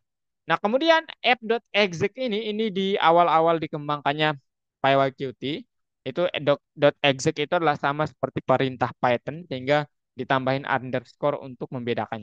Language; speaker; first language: Indonesian; native; Indonesian